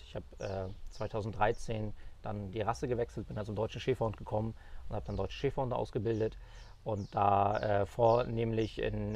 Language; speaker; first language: German; native; German